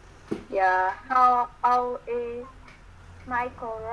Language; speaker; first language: English; non-native, learner; Vietnamese